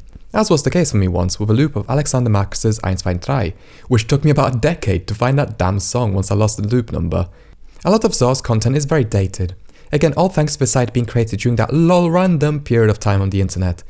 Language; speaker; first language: English; native; English